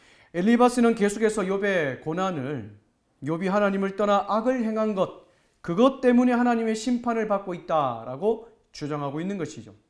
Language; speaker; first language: Korean; native; Korean